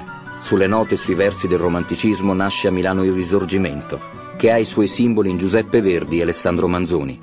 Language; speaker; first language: Italian; native; Italian